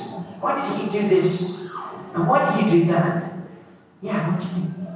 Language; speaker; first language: English; native; English